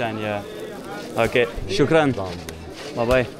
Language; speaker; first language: English; non-native, learner; French